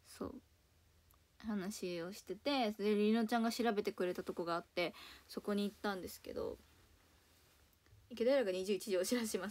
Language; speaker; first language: Japanese; native; Japanese